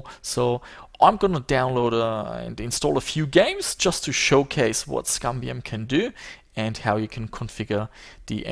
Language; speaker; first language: English; native; English